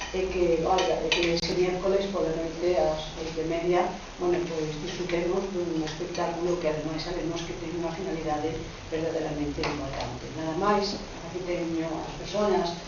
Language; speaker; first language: Galician; non-native, local second language; Spanish